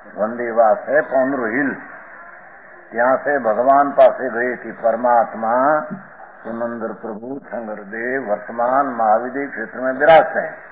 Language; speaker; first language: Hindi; non-native, local second language; Gujarati